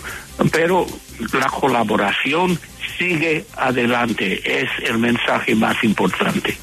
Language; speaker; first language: Spanish; non-native, fluent; English